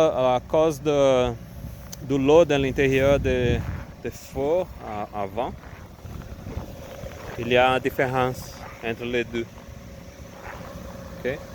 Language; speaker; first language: French; non-native, learner; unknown